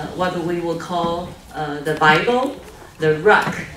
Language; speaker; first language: English; non-native, fluent; Chinese